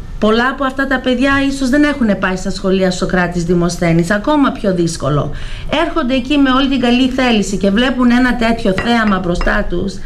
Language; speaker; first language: Greek; early bilingual, heritage; Greek